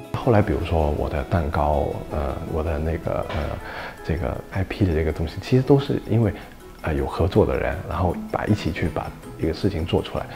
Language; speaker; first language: Chinese; non-native, local second language; Cantonese